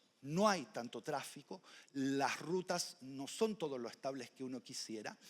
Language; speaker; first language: Spanish; native; Spanish